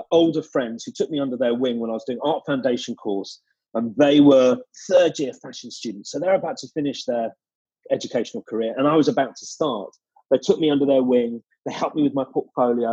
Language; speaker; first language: English; native; English